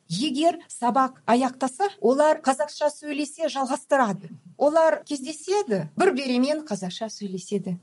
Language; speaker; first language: Kazakh; non-native, local second language; Russian